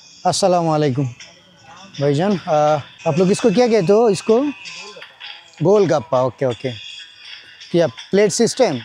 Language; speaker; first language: Hindi; non-native, learner; Bangla